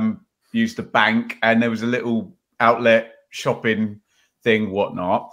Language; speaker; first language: English; native; English